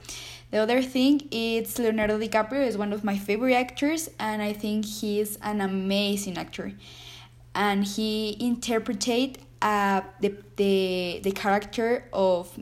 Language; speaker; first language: English; non-native, learner; Spanish